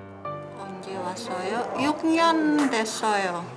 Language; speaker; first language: Korean; non-native, learner; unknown